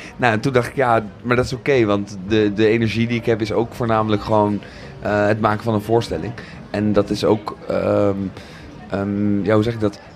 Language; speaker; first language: Dutch; native; Dutch